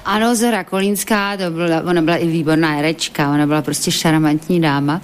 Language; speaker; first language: Czech; native; Czech